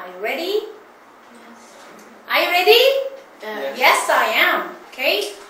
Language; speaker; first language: English; non-native, fluent; Korean